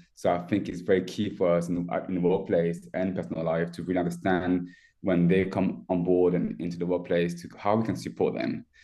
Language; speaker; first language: English; non-native, fluent; French